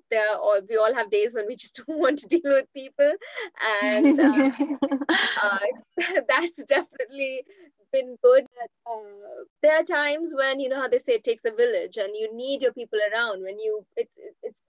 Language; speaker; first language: English; non-native, local second language; Hindi